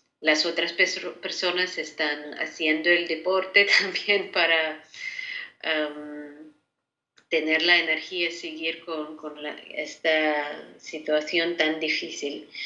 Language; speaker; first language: Spanish; non-native, fluent; Ukrainian